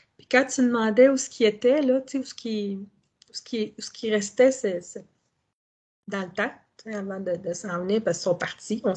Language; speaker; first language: French; native; French